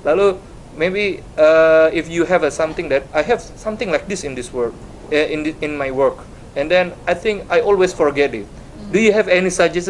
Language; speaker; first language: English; non-native, learner; Indonesian